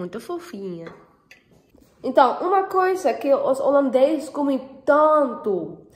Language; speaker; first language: Portuguese; non-native, learner; Dutch